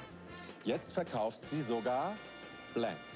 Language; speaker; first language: German; native; German